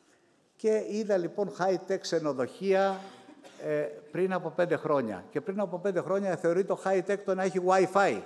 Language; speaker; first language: Greek; native; Greek